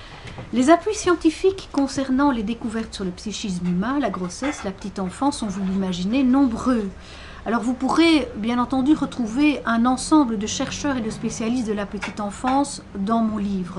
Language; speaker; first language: French; native; French